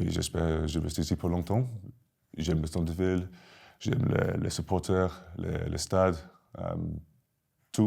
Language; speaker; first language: French; non-native, learner; English